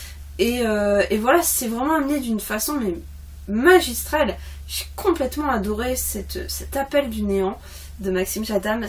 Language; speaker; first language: French; native; French